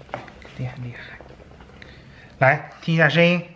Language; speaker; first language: Chinese; native; Chinese